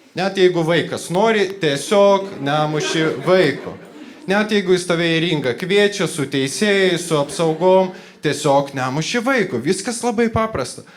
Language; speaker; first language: Lithuanian; non-native, local second language; Polish